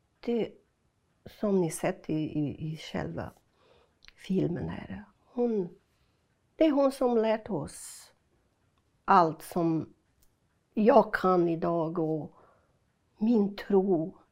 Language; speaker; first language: Swedish; non-native, fluent; Portuguese